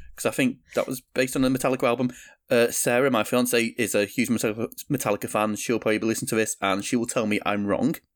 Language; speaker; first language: English; native; English